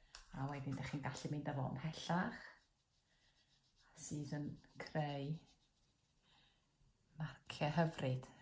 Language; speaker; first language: Welsh; native; Welsh